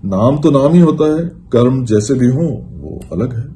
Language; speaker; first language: Hindi; non-native, local second language; Punjabi